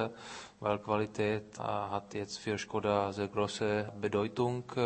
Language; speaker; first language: German; non-native, fluent; Czech